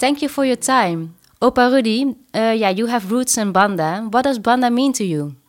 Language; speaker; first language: English; non-native, fluent; Dutch